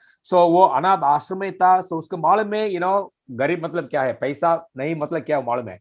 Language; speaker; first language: Hindi; non-native, fluent; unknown